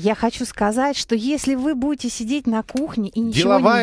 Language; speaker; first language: Russian; native; Russian